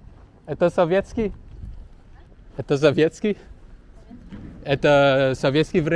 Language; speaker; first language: Russian; non-native, learner; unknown